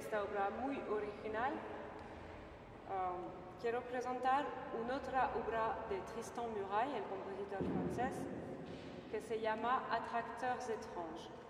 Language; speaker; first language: Spanish; non-native, fluent; French